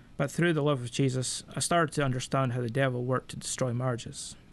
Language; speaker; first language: English; native; English